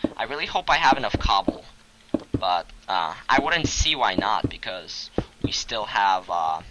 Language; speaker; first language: English; non-native, fluent; Russian